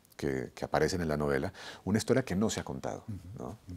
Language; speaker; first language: Spanish; native; Spanish